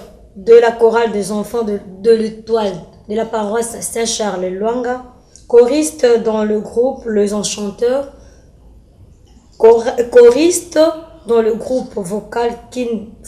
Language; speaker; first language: French; non-native, local second language; Lingala